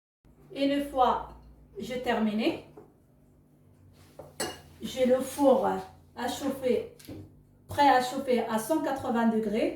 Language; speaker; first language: French; non-native, local second language; Arabic